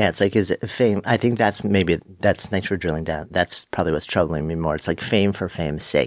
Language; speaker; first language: English; native; English